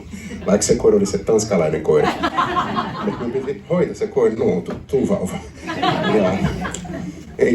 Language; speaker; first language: Finnish; non-native, learner; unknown